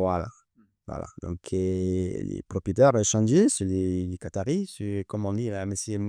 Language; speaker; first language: French; non-native, fluent; Spanish